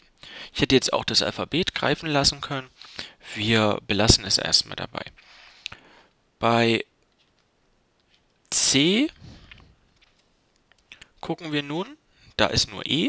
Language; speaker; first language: German; native; German